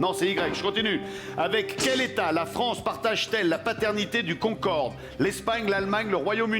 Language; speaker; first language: French; native; French